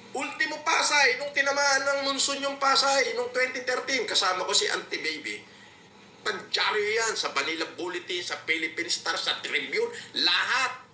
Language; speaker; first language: Filipino; native; Filipino